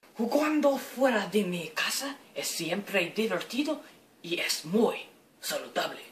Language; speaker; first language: Spanish; non-native, learner; English